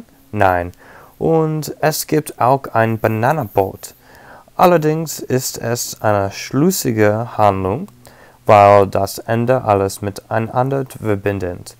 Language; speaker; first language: German; non-native, learner; English